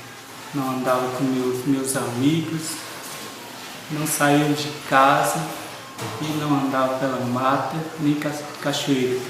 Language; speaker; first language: Portuguese; non-native, local second language; Guarani